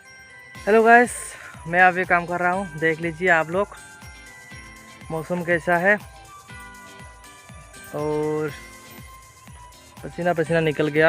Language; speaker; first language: Hindi; non-native, local second language; Assamese